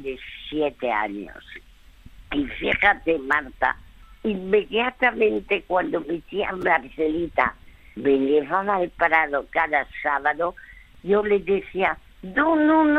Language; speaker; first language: Spanish; early bilingual, other home language; French